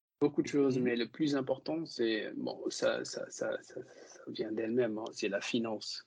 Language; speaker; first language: French; non-native, local second language; Wolof